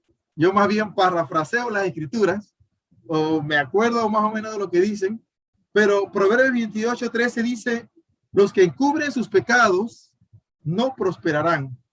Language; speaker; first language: Spanish; native; Spanish